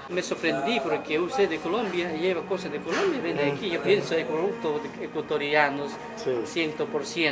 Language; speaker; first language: Spanish; non-native, fluent; Vietnamese